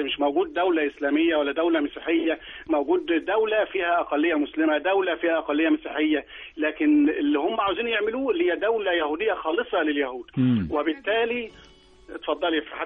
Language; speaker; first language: Arabic; native; Arabic